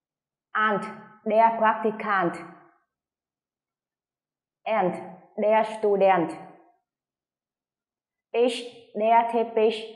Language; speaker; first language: German; non-native, fluent; Vietnamese